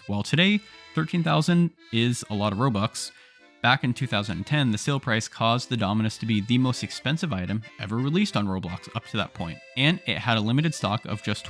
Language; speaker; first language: English; native; English